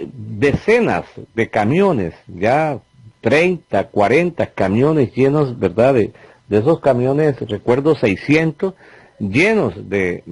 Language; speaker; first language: Spanish; native; Spanish